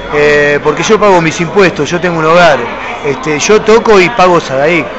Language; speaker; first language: Spanish; native; Spanish